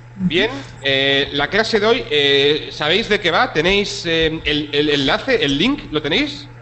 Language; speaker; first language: Spanish; native; Spanish